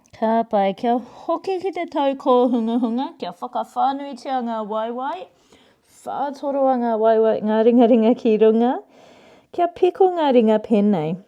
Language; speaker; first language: Māori; non-native, local second language; English